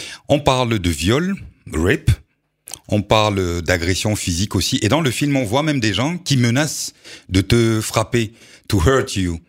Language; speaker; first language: French; native; French